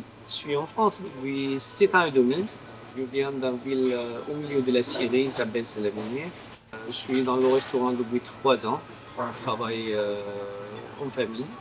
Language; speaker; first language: French; non-native, fluent; Arabic